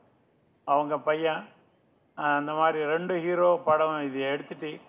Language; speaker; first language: Tamil; non-native, local second language; Telugu